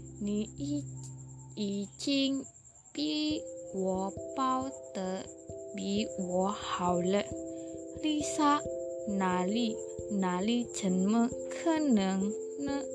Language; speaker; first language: Chinese; non-native, learner; Vietnamese